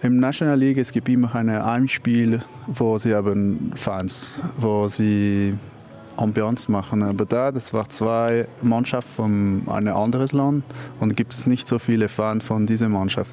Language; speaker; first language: German; non-native, local second language; French